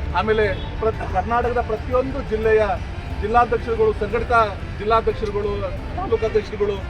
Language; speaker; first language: Kannada; non-native, local second language; Lambadi